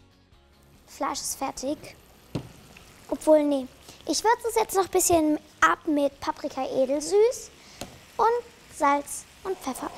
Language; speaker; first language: German; native; German